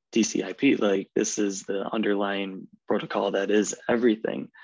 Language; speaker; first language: English; native; English